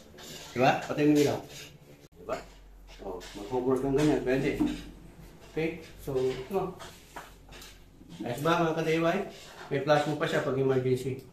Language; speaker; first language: Filipino; native; Filipino